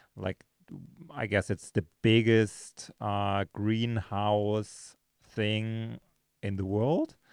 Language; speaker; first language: English; non-native, fluent; German